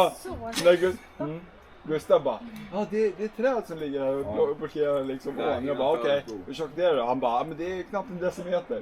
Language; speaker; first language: Swedish; native; Swedish